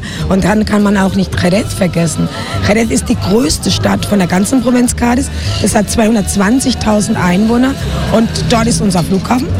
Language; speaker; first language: German; non-native, fluent; Spanish